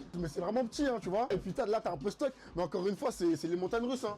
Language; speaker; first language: French; native; French